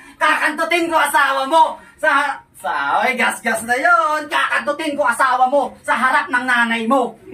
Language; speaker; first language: Filipino; non-native, local second language; Hiligaynon